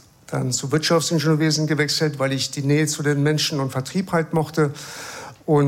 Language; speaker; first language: German; early bilingual, other home language; Persian